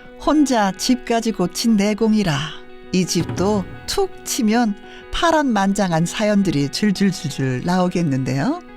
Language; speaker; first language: Korean; native; Korean